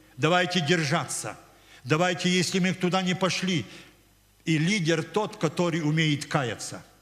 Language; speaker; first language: Russian; non-native, local second language; Ukrainian